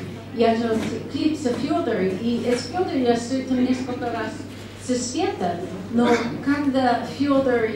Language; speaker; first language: Russian; non-native, learner; English